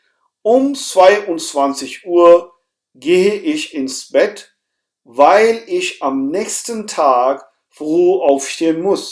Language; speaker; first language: German; non-native, fluent; Hindi